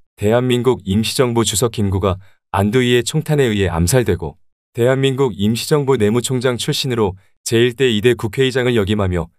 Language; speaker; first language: Korean; native; Korean